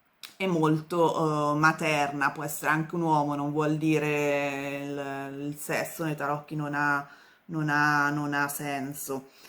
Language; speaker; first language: Italian; native; Italian